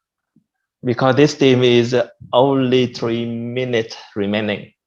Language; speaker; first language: English; non-native, fluent; Vietnamese